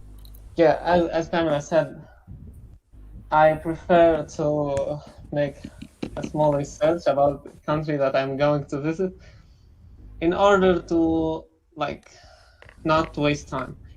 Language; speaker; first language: English; non-native, learner; Arabic